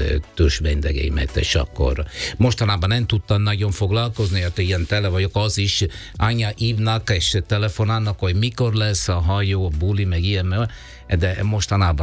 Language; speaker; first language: Hungarian; non-native, learner; Italian